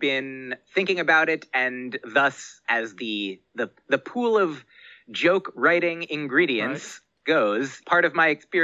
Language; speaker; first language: English; native; English